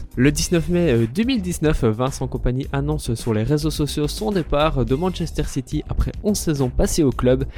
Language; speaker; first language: French; native; French